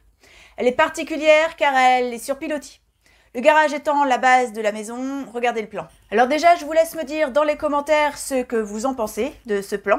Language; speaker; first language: French; native; French